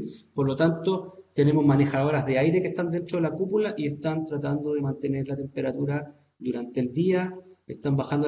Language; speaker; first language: Spanish; native; Spanish